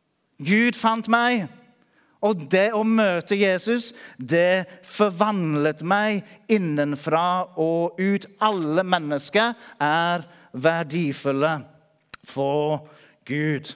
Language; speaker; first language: Norwegian; non-native, fluent; English